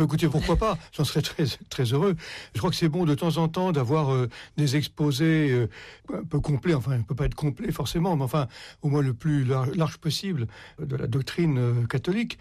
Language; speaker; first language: French; native; French